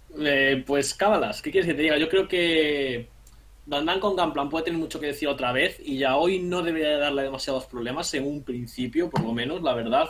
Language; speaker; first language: Spanish; native; Spanish